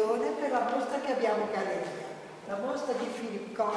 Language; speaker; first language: Italian; native; Italian